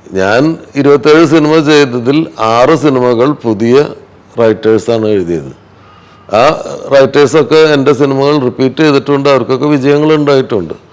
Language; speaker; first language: Malayalam; native; Malayalam